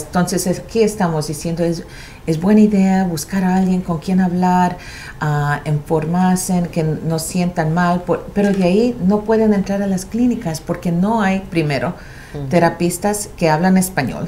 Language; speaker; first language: Spanish; early bilingual, heritage; Spanish